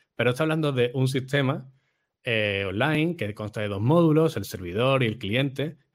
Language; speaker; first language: Spanish; native; Spanish